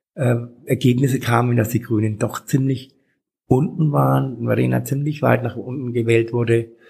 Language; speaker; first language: German; native; German